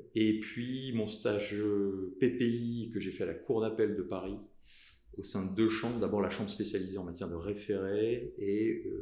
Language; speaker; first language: French; native; French